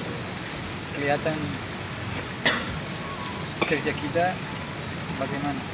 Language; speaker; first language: Indonesian; non-native, fluent; Spanish